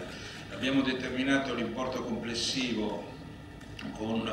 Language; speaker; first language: Italian; native; Italian